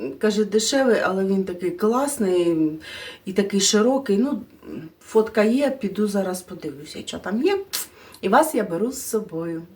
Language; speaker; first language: Ukrainian; non-native, local second language; Russian